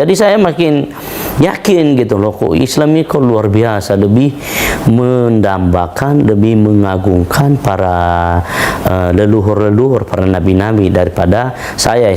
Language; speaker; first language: Indonesian; non-native, local second language; Nias